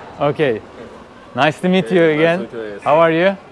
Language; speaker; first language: English; non-native, learner; Turkish